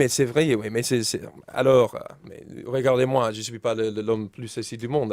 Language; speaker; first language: French; non-native, learner; English